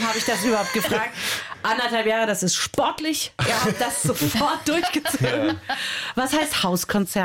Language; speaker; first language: German; native; German